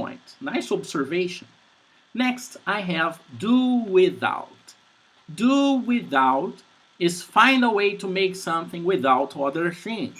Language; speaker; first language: English; non-native, fluent; Portuguese